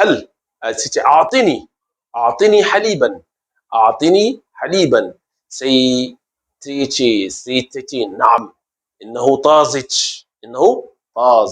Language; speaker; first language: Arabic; non-native, fluent; Hausa